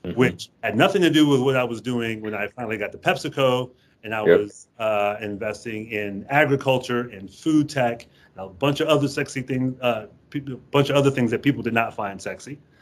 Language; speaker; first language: English; native; English